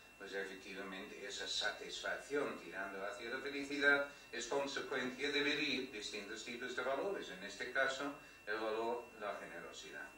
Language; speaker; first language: Spanish; non-native, fluent; English